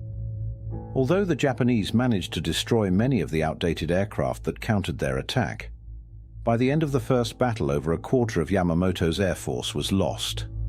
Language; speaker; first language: English; native; English